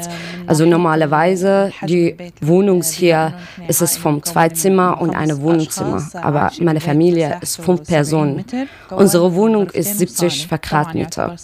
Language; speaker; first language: German; non-native, learner; Arabic